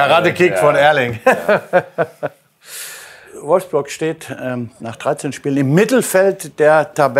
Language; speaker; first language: German; native; German